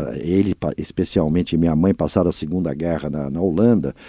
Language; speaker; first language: Portuguese; early bilingual, other home language; Dutch